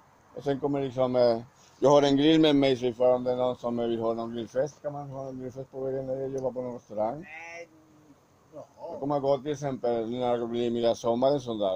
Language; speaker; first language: Swedish; non-native, learner; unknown